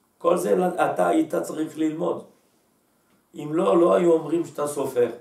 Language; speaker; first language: Hebrew; native; Hebrew